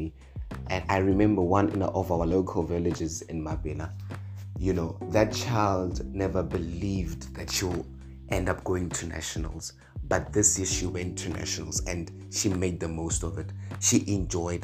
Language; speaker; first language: English; non-native, local second language; Northern Sotho